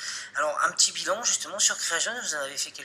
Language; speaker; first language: French; native; French